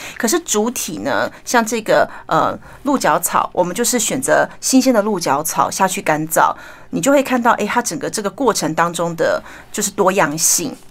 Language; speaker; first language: Chinese; native; Chinese